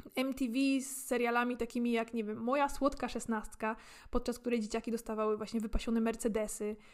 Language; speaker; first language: Polish; native; Polish